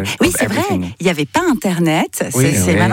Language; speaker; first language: French; native; French